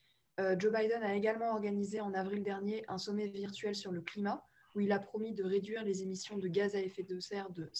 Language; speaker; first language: French; native; French